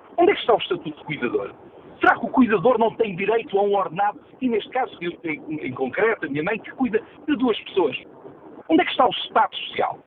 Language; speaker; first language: Portuguese; native; Portuguese